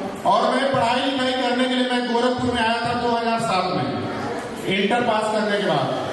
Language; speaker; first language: Hindi; native; Hindi